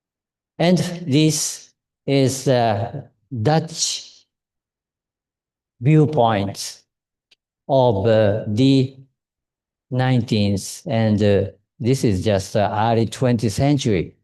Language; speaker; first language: English; non-native, fluent; Japanese